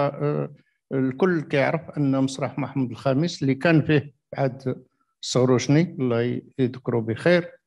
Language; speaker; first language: Arabic; native; Arabic